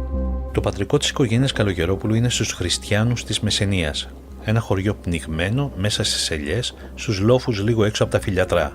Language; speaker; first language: Greek; native; Greek